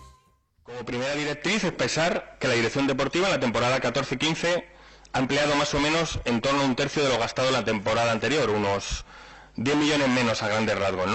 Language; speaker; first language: Spanish; native; Spanish